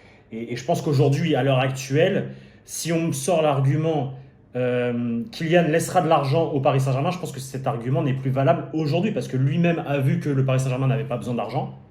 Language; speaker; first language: French; native; French